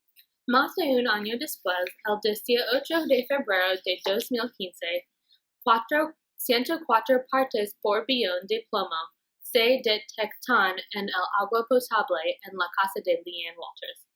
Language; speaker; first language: Spanish; non-native, learner; English